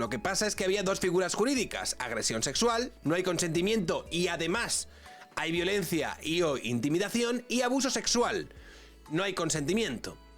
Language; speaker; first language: Spanish; native; Spanish